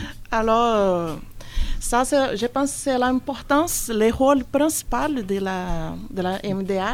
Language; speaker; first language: French; non-native, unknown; Portuguese